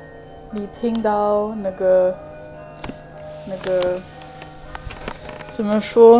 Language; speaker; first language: Chinese; non-native, fluent; Dutch